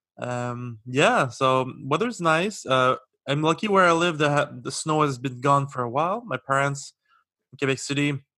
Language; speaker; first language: English; non-native, local second language; French